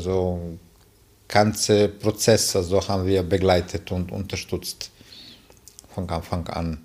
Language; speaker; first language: German; non-native, fluent; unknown